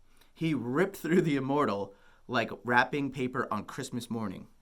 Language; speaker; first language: English; native; English